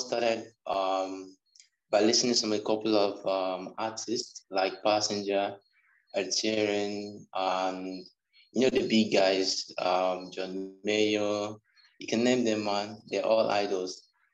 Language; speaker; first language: English; non-native, local second language; Igbo